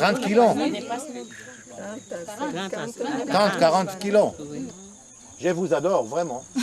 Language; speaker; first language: French; non-native, learner; Hebrew